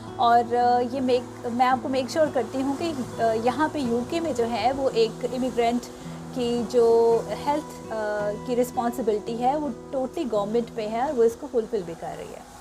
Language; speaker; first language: Urdu; non-native, local second language; Punjabi